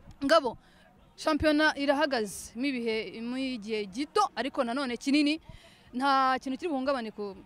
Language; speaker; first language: Kinyarwanda; native; Kinyarwanda